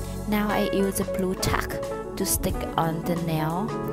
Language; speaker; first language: English; non-native, learner; Vietnamese